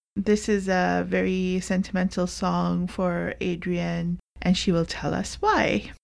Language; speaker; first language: English; non-native, fluent; Arabic